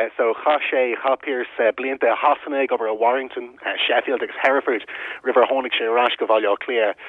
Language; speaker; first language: Irish; non-native, local second language; English